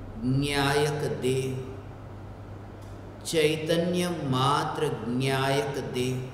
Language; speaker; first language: Hindi; non-native, local second language; Gujarati